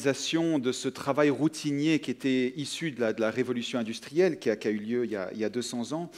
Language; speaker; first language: French; native; French